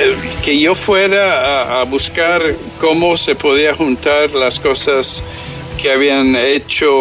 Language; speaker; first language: Spanish; early bilingual, heritage; English